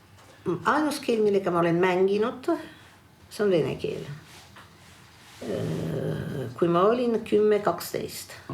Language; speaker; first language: Estonian; non-native, fluent; French